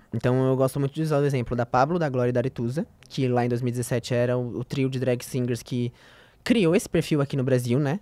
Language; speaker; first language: Portuguese; native; Portuguese